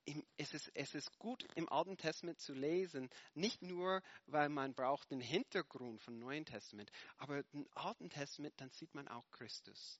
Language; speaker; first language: German; non-native, fluent; English